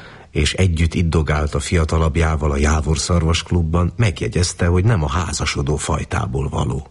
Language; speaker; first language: Hungarian; native; Hungarian